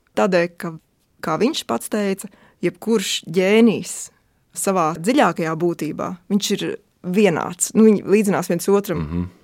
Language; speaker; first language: Latvian; native; Latvian